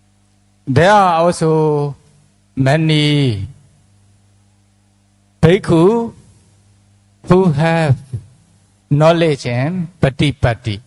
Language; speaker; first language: English; non-native, fluent; Burmese